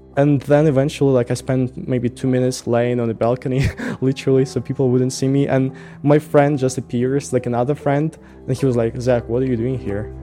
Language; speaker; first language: English; non-native, fluent; Russian